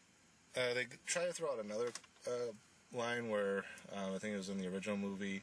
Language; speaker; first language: English; native; English